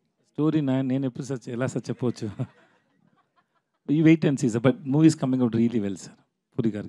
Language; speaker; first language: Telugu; non-native, learner; Tamil